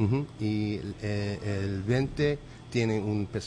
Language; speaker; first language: Spanish; non-native, learner; English